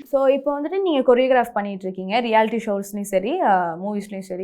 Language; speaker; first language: Tamil; native; Tamil